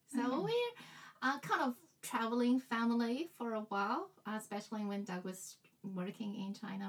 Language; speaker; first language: English; non-native, fluent; Chinese